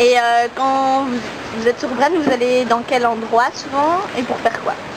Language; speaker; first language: French; native; French